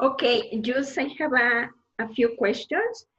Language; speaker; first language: English; non-native, learner; Spanish